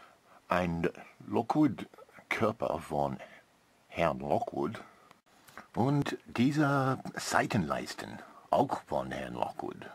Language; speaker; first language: German; non-native, learner; English